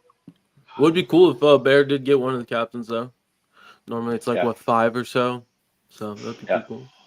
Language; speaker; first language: English; native; English